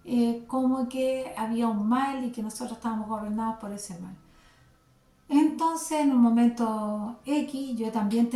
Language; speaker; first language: Spanish; native; Spanish